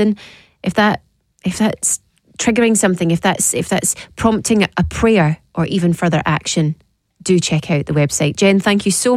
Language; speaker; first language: English; native; English